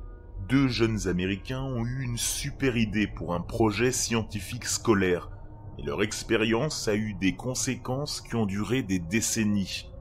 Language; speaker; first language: French; native; French